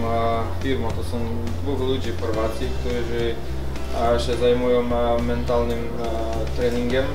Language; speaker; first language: Polish; non-native, fluent; Croatian